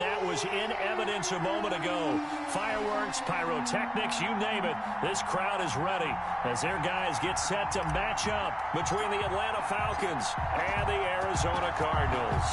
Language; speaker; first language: English; native; English